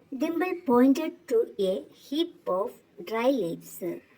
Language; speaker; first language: English; non-native, local second language; Malayalam